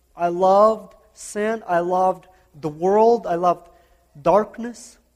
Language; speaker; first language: English; non-native, fluent; Kazakh